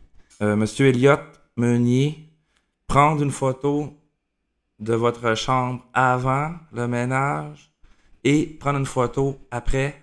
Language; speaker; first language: French; native; French